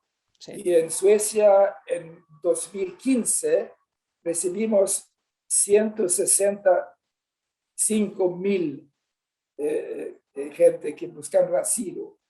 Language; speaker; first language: Spanish; non-native, fluent; Swedish